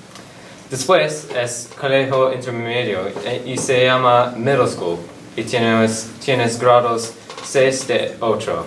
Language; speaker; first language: Spanish; non-native, learner; English